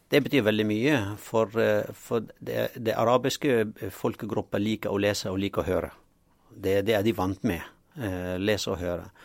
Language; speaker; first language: Norwegian; non-native, fluent; Arabic